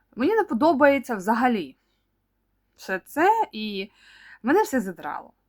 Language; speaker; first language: Ukrainian; non-native, local second language; Russian